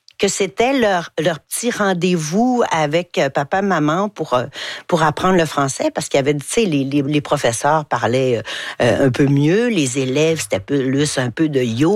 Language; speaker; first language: French; native; French